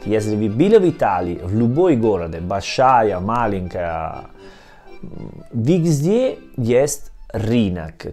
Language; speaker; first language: Russian; non-native, learner; Italian